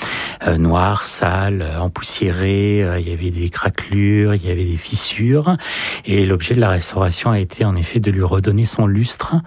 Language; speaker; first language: French; native; French